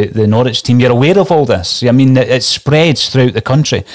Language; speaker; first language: English; native; English